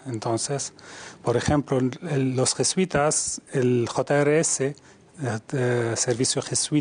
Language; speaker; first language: Spanish; non-native, fluent; Arabic